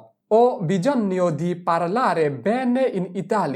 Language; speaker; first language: Italian; non-native, fluent; Bangla